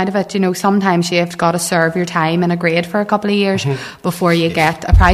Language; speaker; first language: English; native; English